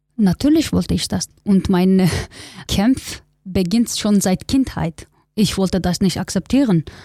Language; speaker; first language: German; non-native, learner; Kurdish